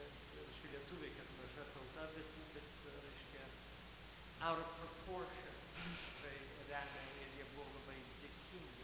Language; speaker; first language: Lithuanian; early bilingual, heritage; Lithuanian